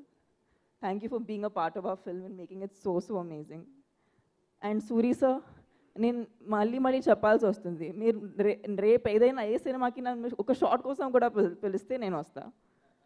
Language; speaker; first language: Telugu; non-native, fluent; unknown